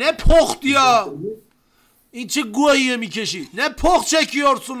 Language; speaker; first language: Turkish; non-native, learner; Azerbaijani